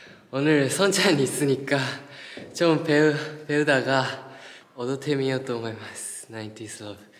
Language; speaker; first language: Korean; non-native, fluent; Japanese